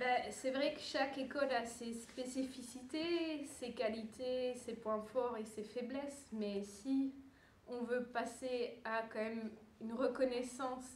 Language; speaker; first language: French; early bilingual, other home language; Dutch